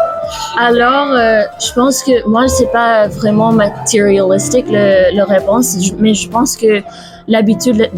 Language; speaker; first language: French; non-native, learner; Indonesian